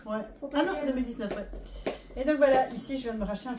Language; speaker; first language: French; native; French